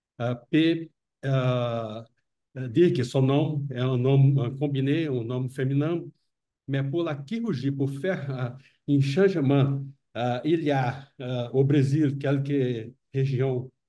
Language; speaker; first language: French; non-native, learner; Portuguese